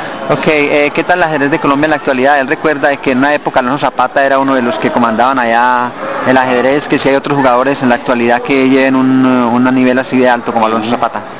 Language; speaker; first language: Spanish; native; Spanish